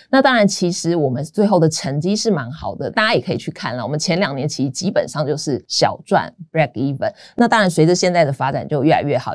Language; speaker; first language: Chinese; native; Chinese